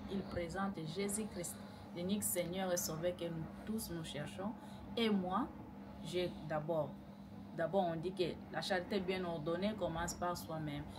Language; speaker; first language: French; non-native, local second language; Lingala